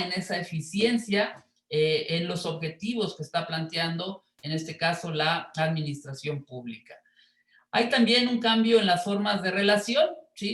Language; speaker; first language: Spanish; native; Spanish